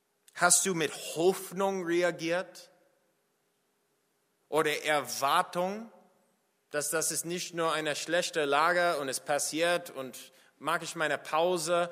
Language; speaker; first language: German; non-native, fluent; English